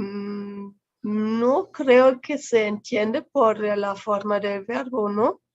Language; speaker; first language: Spanish; non-native, fluent; German